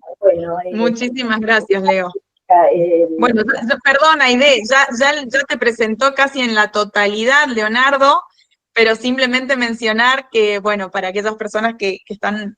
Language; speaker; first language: Spanish; native; Spanish